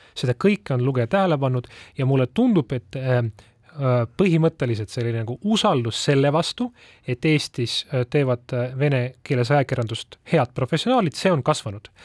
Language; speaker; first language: Estonian; non-native, local second language; Russian